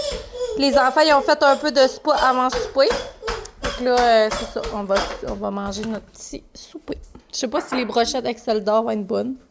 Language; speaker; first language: French; native; French